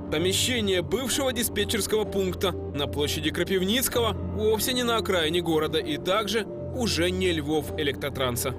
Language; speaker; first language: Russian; non-native, local second language; Ukrainian